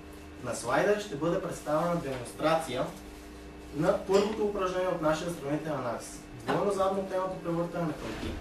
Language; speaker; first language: Bulgarian; native; Bulgarian